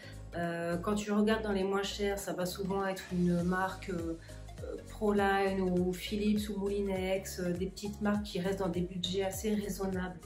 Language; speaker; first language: French; native; French